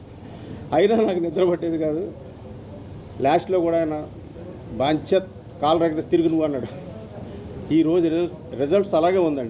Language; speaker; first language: Telugu; native; Telugu